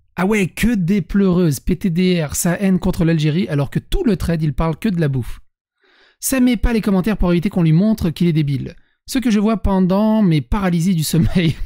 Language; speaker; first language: French; native; French